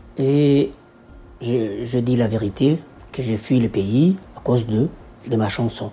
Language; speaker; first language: French; non-native, local second language; Somali